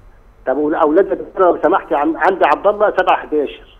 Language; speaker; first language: Arabic; native; Arabic